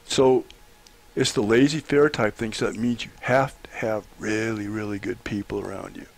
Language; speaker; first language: English; native; English